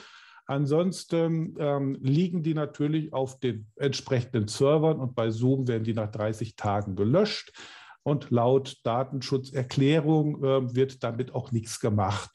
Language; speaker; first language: German; native; German